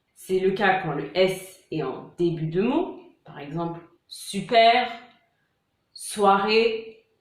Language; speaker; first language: French; native; French